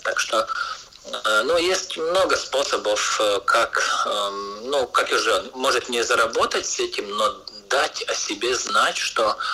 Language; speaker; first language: Russian; non-native, local second language; Latvian